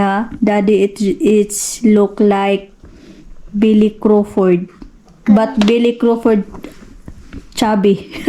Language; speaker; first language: English; non-native, local second language; Cebuano